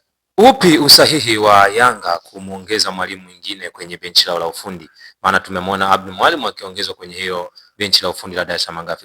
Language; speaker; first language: Swahili; native; Swahili